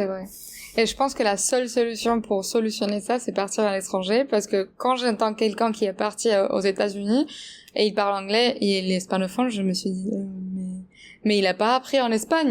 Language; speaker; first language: French; non-native, fluent; Spanish